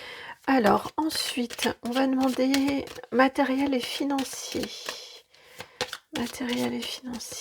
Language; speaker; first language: French; native; French